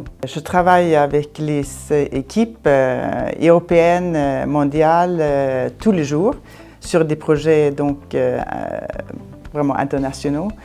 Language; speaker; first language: French; non-native, fluent; Swedish